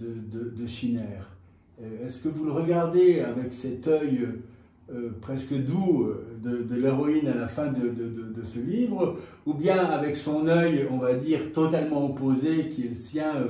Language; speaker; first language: French; native; French